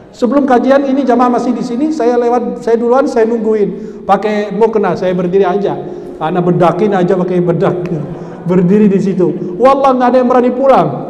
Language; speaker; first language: Indonesian; non-native, fluent; Arabic